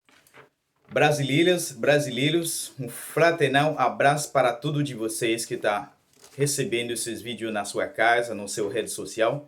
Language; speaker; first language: Portuguese; non-native, learner; Haitian Creole